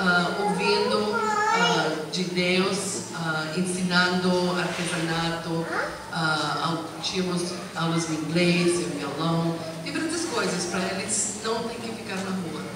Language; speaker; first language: Portuguese; non-native, learner; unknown